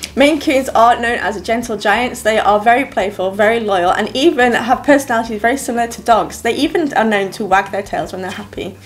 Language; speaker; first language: English; native; English